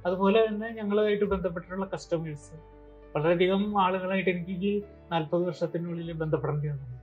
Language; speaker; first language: Malayalam; native; Malayalam